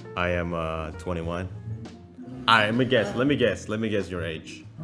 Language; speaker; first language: English; non-native, fluent; Indonesian